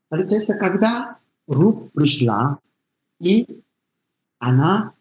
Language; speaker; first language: Russian; non-native, learner; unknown